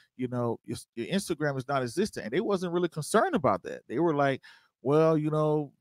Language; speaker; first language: English; native; English